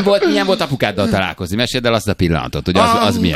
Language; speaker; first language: Hungarian; native; Hungarian